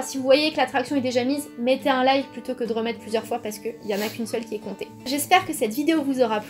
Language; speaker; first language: French; native; French